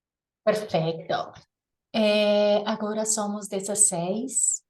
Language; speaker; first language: Portuguese; non-native, learner; Spanish